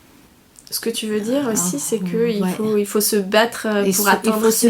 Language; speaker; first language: French; native; French